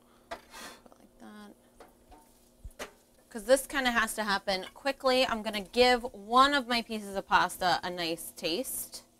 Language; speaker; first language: English; early bilingual, other home language; Italian